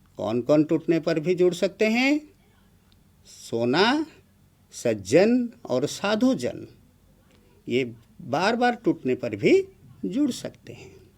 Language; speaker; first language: Hindi; non-native, local second language; Odia